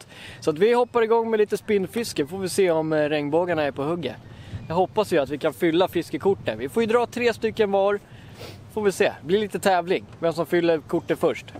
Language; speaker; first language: Swedish; native; Swedish